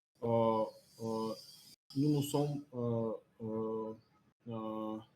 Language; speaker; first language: French; non-native, learner; Russian